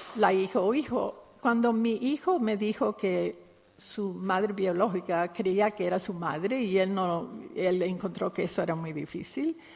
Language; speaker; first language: Spanish; non-native, fluent; English